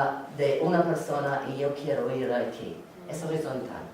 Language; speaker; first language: Spanish; non-native, learner; English